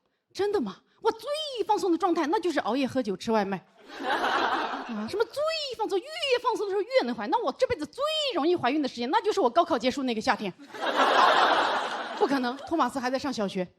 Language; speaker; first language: Chinese; native; Chinese